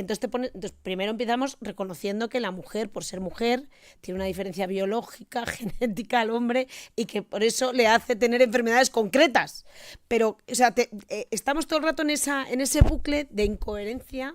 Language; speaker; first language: Spanish; native; Spanish